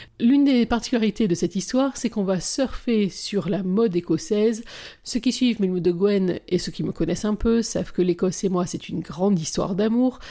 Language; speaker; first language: French; native; French